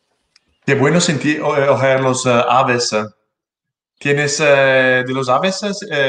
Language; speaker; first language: Spanish; non-native, learner; Italian